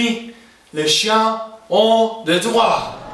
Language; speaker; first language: French; non-native, learner; Spanish